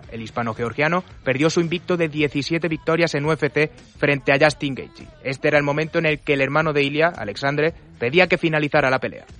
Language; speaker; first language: Spanish; native; Spanish